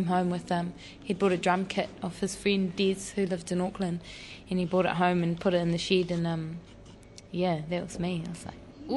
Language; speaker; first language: English; native; English